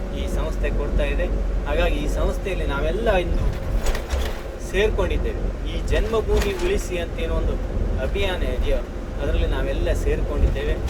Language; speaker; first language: Kannada; native; Kannada